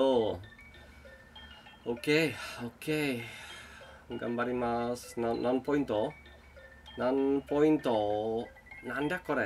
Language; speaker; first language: Japanese; non-native, learner; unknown